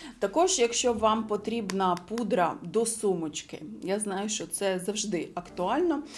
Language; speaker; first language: Ukrainian; non-native, local second language; Russian